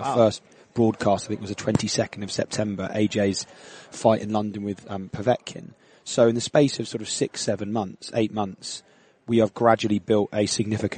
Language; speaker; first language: English; native; English